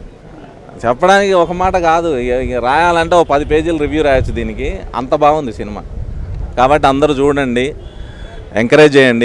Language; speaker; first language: Telugu; native; Telugu